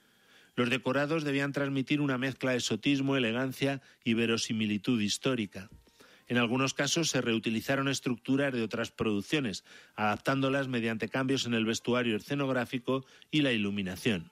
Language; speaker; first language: Spanish; native; Spanish